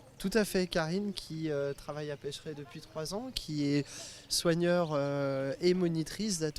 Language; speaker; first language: French; native; French